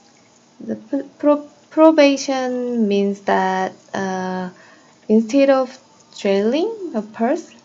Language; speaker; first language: English; non-native, learner; Korean